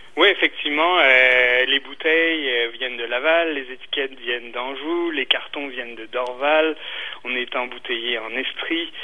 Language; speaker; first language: French; native; French